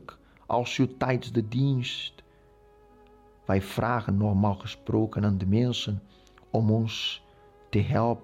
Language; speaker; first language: Dutch; non-native, local second language; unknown